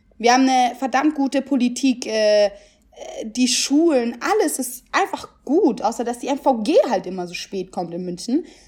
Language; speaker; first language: German; early bilingual, other home language; Italian